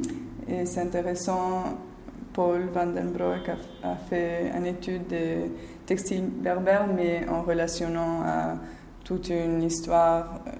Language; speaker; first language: French; non-native, fluent; Spanish